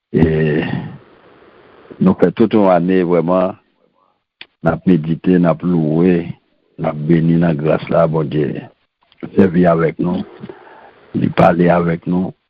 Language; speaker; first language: French; non-native, local second language; Haitian Creole